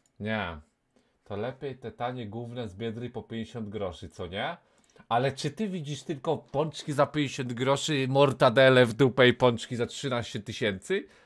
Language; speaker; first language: Polish; native; Polish